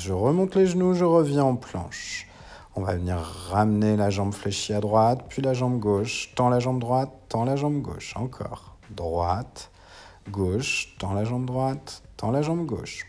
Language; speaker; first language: French; native; French